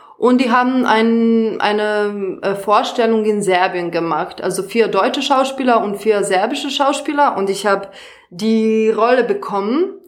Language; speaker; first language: German; non-native, fluent; Serbian